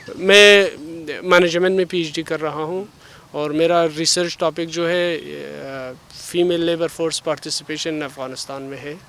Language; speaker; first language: Hindi; non-native, learner; Persian